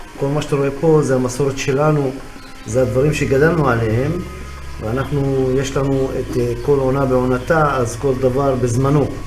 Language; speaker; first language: Hebrew; non-native, local second language; Arabic